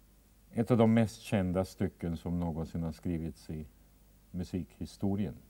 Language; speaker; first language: Swedish; non-native, fluent; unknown